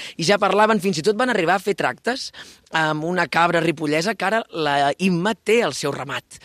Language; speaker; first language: Catalan; native; Catalan